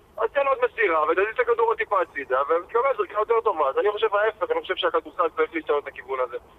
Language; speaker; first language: Hebrew; native; Hebrew